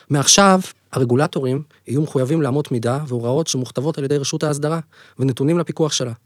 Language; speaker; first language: Hebrew; native; Hebrew